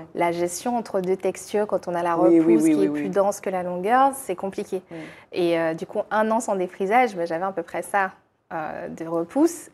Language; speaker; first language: French; native; French